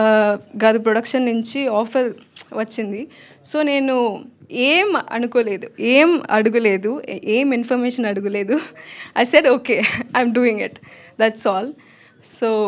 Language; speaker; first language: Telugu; non-native, learner; Tamil